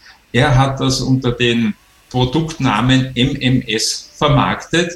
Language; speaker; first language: German; native; German